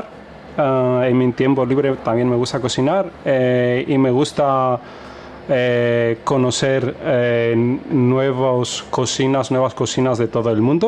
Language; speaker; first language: Spanish; non-native, fluent; Greek